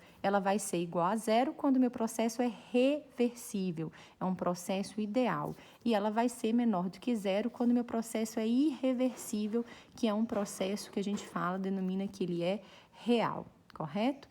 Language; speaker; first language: Portuguese; native; Portuguese